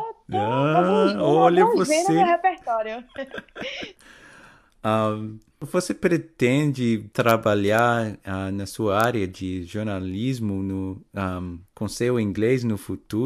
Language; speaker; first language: Portuguese; non-native, fluent; English